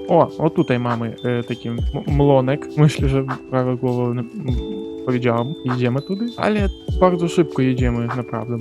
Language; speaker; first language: Polish; non-native, learner; Ukrainian